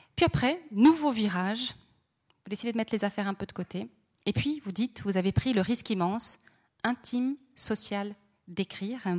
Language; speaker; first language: French; native; French